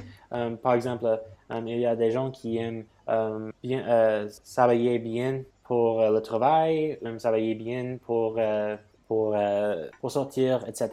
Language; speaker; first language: French; non-native, fluent; English